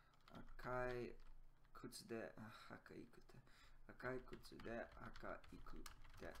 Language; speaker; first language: Japanese; non-native, learner; English